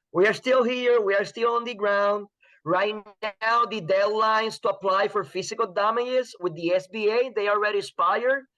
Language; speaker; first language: English; non-native, fluent; Spanish